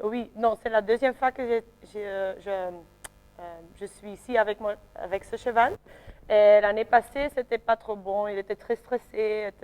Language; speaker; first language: French; non-native, local second language; Dutch